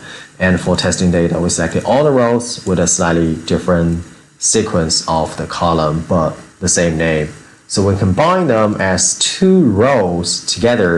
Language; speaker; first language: English; non-native, fluent; Chinese